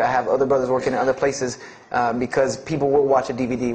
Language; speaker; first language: English; native; English